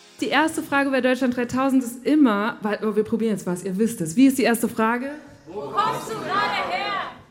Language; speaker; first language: German; native; German